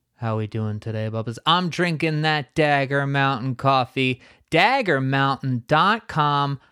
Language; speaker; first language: English; native; English